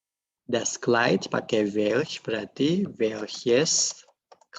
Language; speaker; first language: German; non-native, fluent; Indonesian